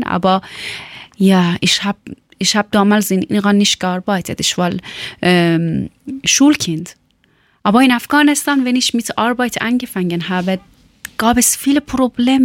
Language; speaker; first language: German; non-native, learner; Persian